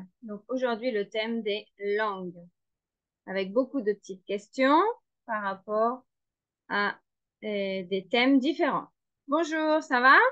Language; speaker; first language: French; non-native, fluent; Spanish